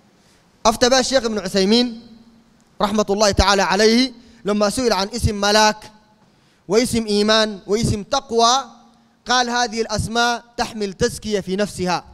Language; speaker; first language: Arabic; native; Arabic